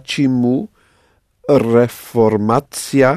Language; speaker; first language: Russian; non-native, learner; English